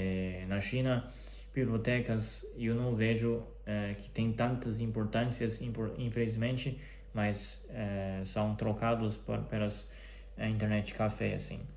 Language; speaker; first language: Portuguese; non-native, fluent; Chinese